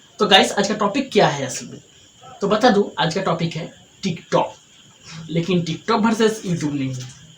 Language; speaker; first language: Hindi; non-native, local second language; Bangla